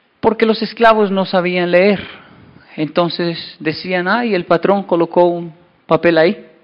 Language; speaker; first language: Spanish; native; Spanish